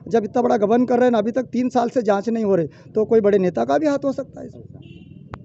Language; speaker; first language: Hindi; native; Hindi